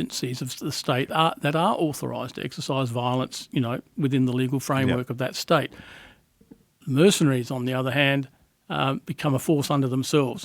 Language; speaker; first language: English; native; English